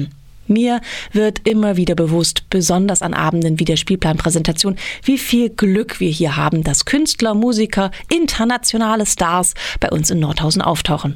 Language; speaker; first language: German; native; German